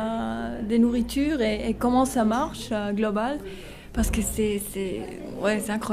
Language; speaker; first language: French; non-native, local second language; German